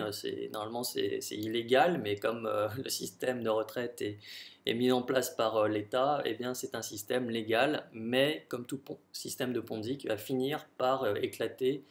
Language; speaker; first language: French; native; French